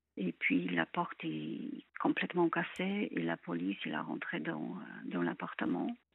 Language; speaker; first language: French; non-native, fluent; Polish